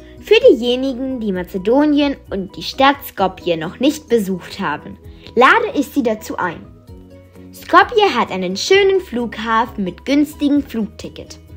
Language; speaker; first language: German; non-native, fluent; Macedonian